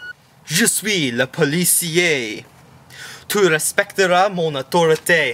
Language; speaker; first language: French; non-native, learner; English